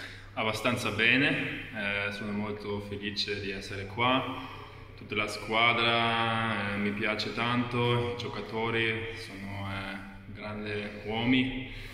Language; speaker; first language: Italian; non-native, fluent; German